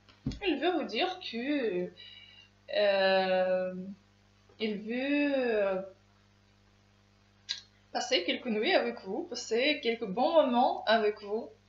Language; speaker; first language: French; non-native, learner; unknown